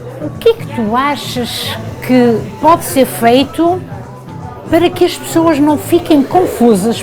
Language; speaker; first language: Portuguese; native; Portuguese